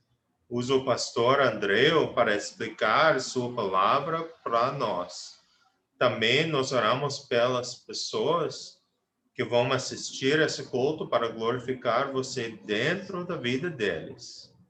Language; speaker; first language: Portuguese; non-native, learner; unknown